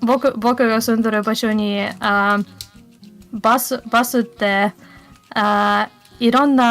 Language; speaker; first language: Japanese; non-native, learner; English